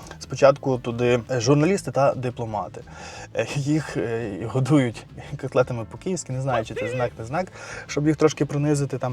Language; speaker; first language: Ukrainian; non-native, local second language; Russian